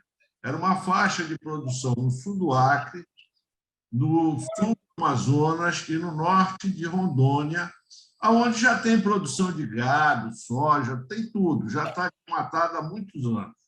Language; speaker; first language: Portuguese; native; Portuguese